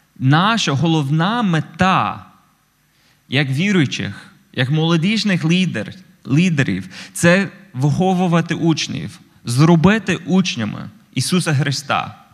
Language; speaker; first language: Ukrainian; non-native, fluent; English